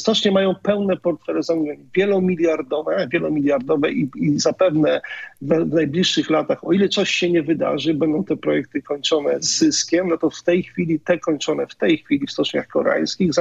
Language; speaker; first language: Polish; native; Polish